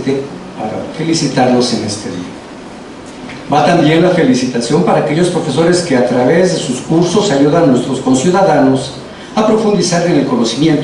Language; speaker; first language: Spanish; native; Spanish